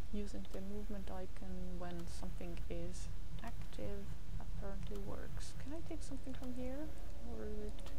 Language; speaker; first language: English; non-native, fluent; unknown